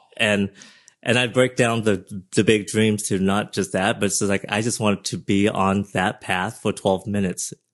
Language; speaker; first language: English; early bilingual, other home language; Vietnamese